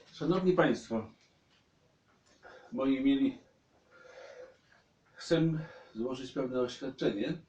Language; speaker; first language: Polish; native; Polish